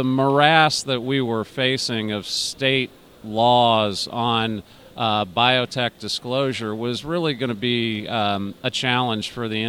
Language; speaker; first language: English; native; English